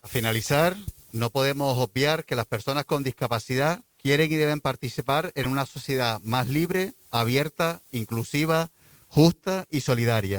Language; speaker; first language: Spanish; native; Spanish